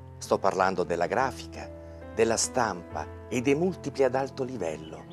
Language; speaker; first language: Italian; native; Italian